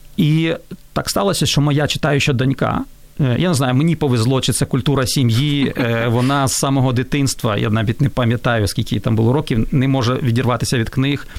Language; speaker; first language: Ukrainian; non-native, local second language; Russian